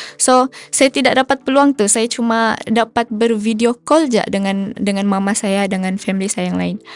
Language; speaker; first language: Malay; native; Malay